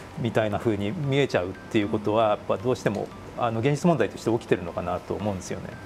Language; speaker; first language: Japanese; native; Japanese